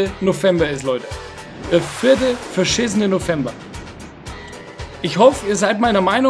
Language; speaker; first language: German; native; German